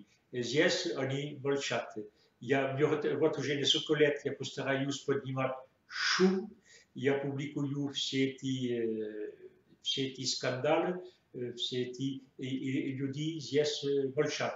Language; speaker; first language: Russian; non-native, fluent; French